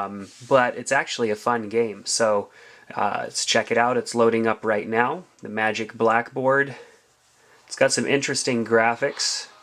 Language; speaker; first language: English; native; English